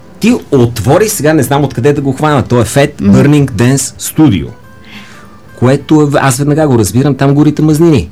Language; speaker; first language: Bulgarian; native; Bulgarian